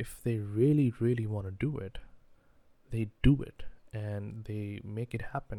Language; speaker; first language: English; non-native, local second language; Urdu